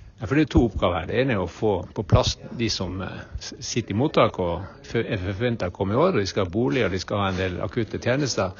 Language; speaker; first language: Norwegian; native; Norwegian